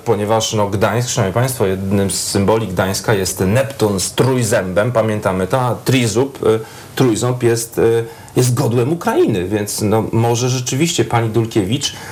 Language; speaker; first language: Polish; native; Polish